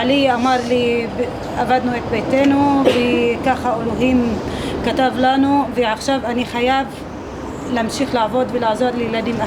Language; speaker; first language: Hebrew; non-native, local second language; Arabic